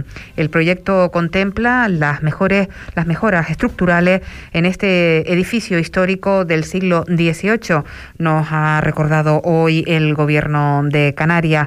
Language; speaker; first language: Spanish; native; Spanish